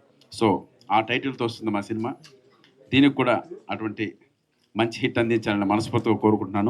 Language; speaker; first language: Telugu; native; Telugu